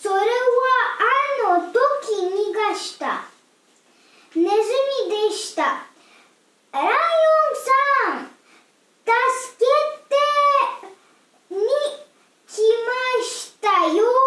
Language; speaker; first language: Japanese; non-native, learner; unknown